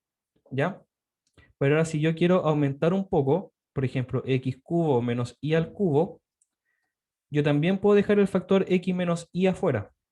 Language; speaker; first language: Spanish; native; Spanish